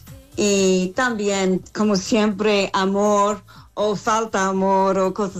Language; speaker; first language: Spanish; non-native, fluent; English